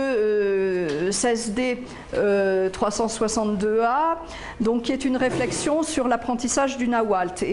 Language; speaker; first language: French; native; French